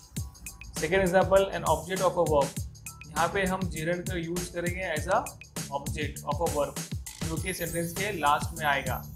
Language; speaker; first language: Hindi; native; Hindi